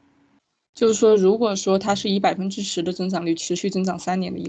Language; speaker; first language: Chinese; native; Chinese